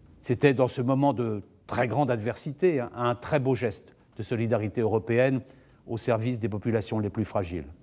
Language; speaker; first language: French; native; French